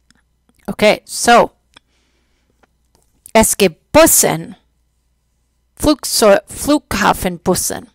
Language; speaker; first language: German; non-native, fluent; English